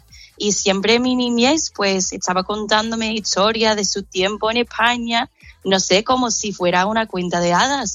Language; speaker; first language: Spanish; non-native, fluent; English